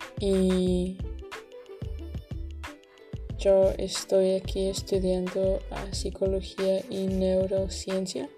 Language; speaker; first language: Spanish; early bilingual, heritage; Spanish